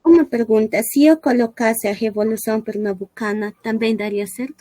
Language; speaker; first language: Portuguese; non-native, learner; Spanish